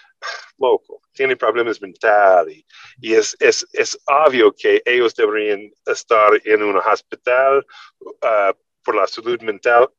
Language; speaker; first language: Spanish; non-native, learner; English